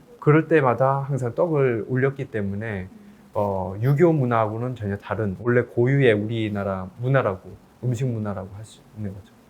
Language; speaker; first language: Korean; native; Korean